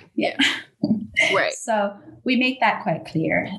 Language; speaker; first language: English; native; English